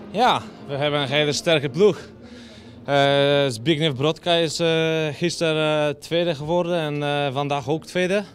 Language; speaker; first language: Dutch; non-native, learner; Polish